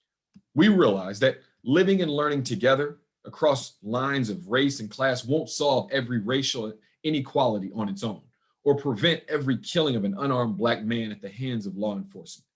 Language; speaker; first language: English; native; English